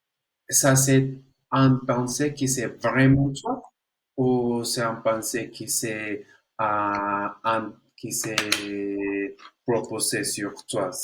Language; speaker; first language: French; non-native, learner; Spanish